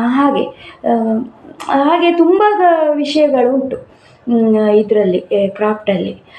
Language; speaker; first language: Kannada; non-native, local second language; Konkani